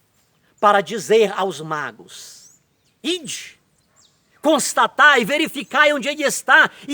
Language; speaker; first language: Portuguese; native; Portuguese